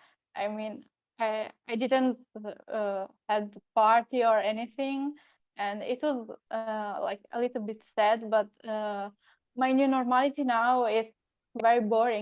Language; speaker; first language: English; non-native, fluent; Italian